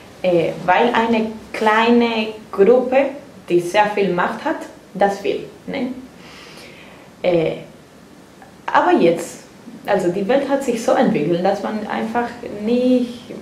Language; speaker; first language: German; non-native, fluent; Spanish